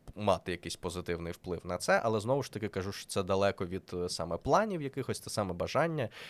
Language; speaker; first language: Ukrainian; non-native, local second language; Russian